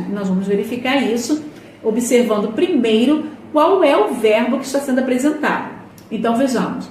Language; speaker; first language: Portuguese; native; Portuguese